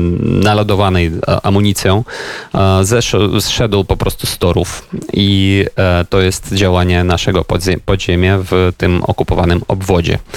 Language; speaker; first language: Polish; non-native, fluent; Ukrainian